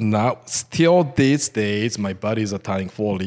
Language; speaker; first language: English; non-native, fluent; Japanese